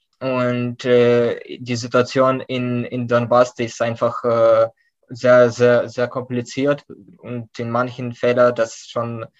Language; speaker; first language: German; non-native, fluent; Ukrainian